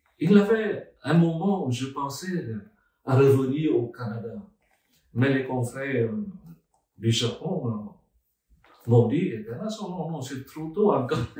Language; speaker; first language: French; non-native, fluent; Vietnamese